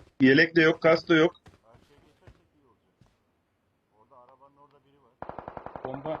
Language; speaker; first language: Turkish; native; Turkish